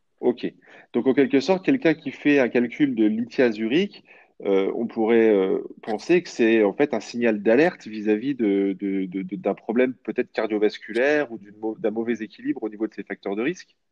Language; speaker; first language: French; native; French